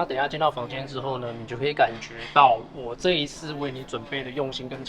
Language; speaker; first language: Chinese; native; Chinese